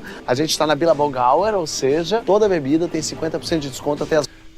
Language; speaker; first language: Portuguese; native; Portuguese